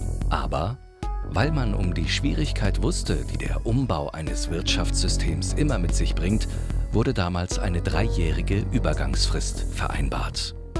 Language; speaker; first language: German; native; German